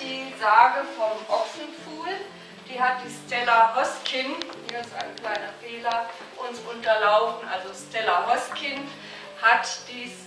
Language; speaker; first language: German; native; German